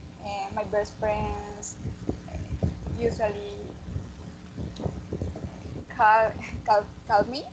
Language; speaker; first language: English; non-native, learner; Spanish